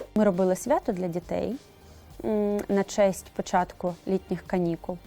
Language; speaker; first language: Ukrainian; native; Ukrainian